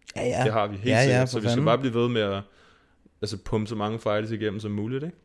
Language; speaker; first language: Danish; native; Danish